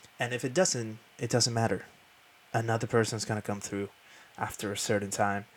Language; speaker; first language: English; non-native, fluent; Spanish